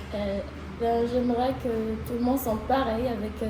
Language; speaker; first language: French; non-native, learner; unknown